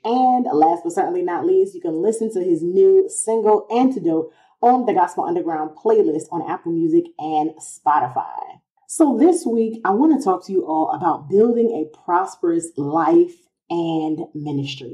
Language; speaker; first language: English; native; English